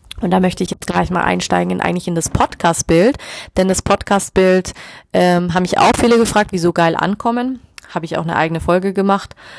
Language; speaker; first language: German; native; German